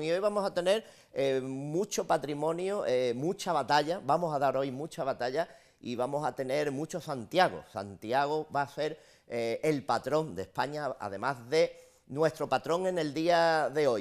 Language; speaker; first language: Spanish; native; Spanish